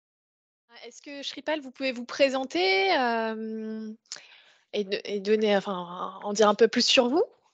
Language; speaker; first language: French; native; French